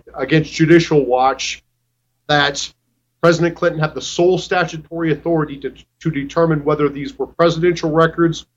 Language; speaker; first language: English; native; English